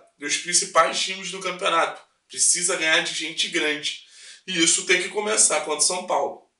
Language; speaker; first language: Portuguese; native; Portuguese